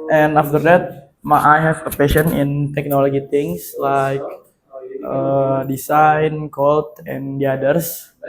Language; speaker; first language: English; non-native, learner; Indonesian